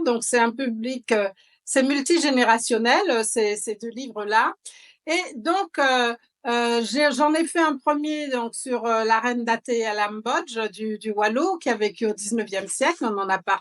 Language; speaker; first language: French; native; French